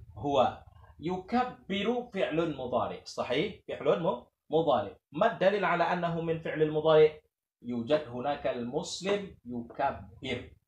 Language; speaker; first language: Arabic; non-native, fluent; Indonesian